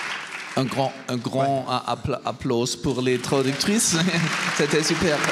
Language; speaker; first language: French; non-native, learner; German